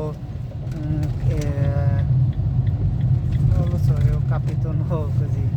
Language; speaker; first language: Italian; non-native, learner; Bangla